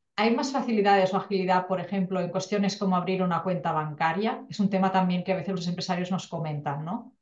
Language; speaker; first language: Spanish; non-native, local second language; Catalan